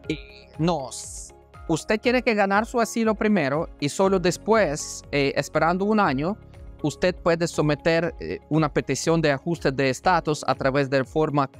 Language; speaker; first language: Spanish; non-native, fluent; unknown